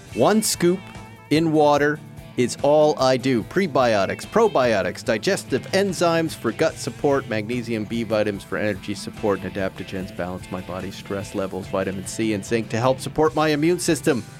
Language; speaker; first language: English; native; English